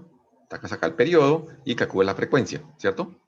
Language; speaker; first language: Spanish; native; Spanish